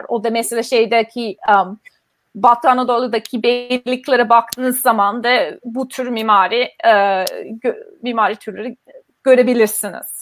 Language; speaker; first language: Turkish; non-native, fluent; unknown